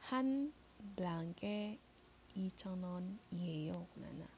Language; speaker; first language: Korean; non-native, fluent; Iloko